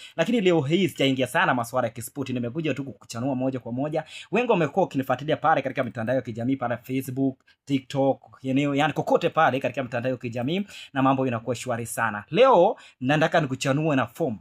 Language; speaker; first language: Swahili; non-native, local second language; Luyia